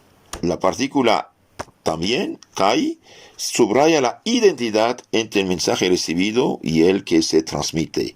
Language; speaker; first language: Spanish; non-native, fluent; French